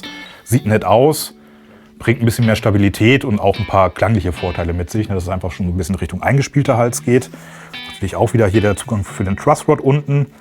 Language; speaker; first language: German; native; German